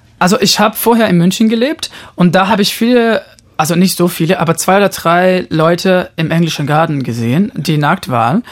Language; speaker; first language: German; non-native, fluent; Portuguese